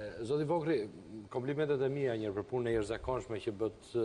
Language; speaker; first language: Albanian; native; Albanian